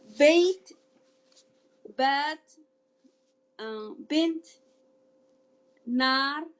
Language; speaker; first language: Arabic; non-native, learner; English